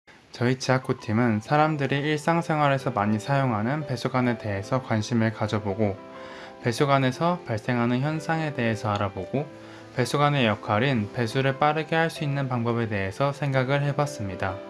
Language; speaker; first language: Korean; native; Korean